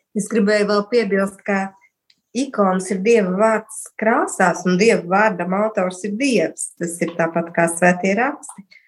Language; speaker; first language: Latvian; native; Latvian